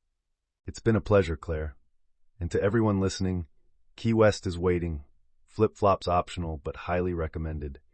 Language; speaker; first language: English; native; English